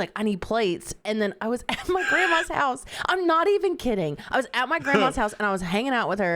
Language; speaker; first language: English; native; English